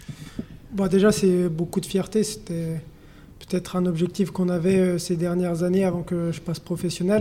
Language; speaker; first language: French; native; French